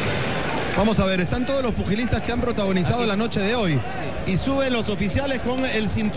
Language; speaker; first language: Spanish; native; Spanish